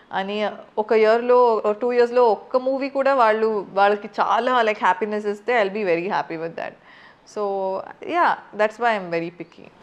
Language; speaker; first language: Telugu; non-native, fluent; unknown